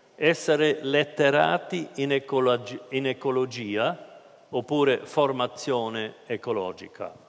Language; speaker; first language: Italian; non-native, fluent; German